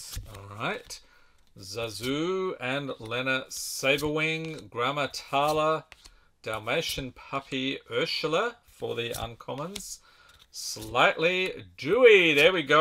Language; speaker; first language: English; native; English